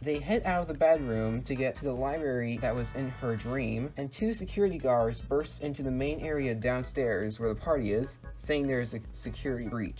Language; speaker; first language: English; native; English